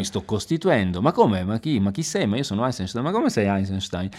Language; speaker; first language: Italian; native; Italian